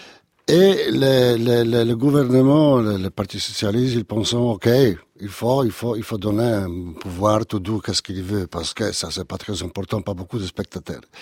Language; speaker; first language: French; non-native, learner; Polish